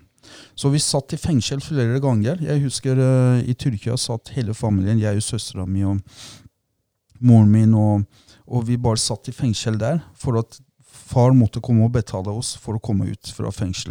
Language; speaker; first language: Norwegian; early bilingual, other home language; Persian